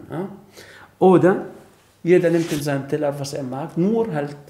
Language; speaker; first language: German; non-native, fluent; Arabic